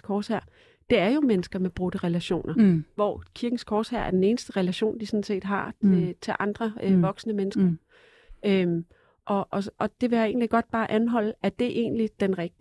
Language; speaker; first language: Danish; native; Danish